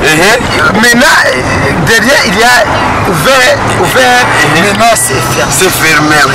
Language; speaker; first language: French; non-native, learner; Rundi